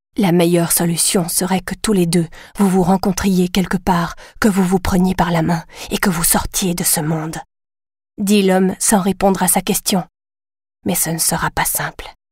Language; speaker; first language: French; native; French